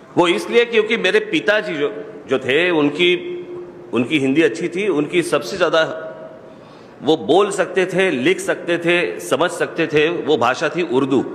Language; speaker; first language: Hindi; non-native, local second language; Marathi